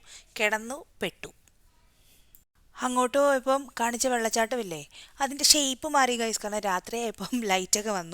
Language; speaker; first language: Malayalam; native; Malayalam